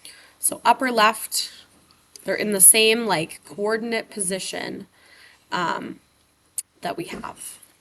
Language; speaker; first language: English; native; English